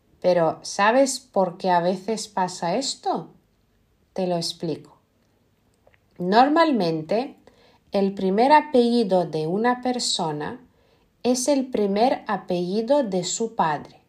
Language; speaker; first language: Spanish; non-native, fluent; Lithuanian